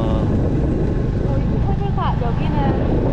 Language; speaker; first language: Korean; non-native, learner; Vietnamese